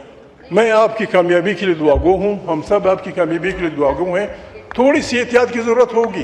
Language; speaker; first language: Urdu; non-native, local second language; Pashto